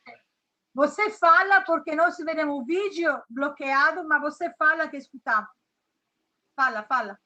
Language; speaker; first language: Portuguese; non-native, learner; Italian